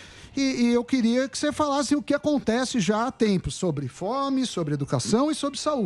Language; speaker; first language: Portuguese; native; Portuguese